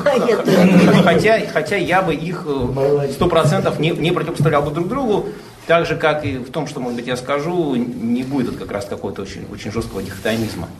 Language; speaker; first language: Russian; native; Russian